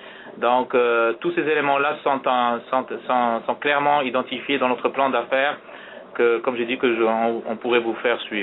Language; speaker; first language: French; native; French